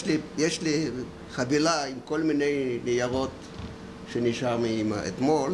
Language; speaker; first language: Hebrew; early bilingual, other home language; Yiddish